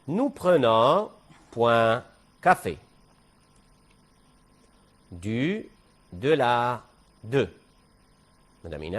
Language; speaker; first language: French; non-native, fluent; Arabic